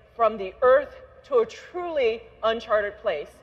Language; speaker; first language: English; native; English